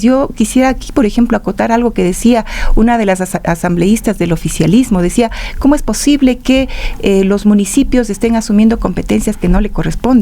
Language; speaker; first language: Spanish; native; Spanish